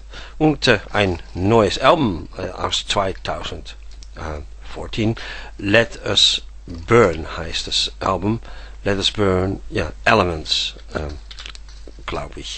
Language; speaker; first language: German; non-native, fluent; Dutch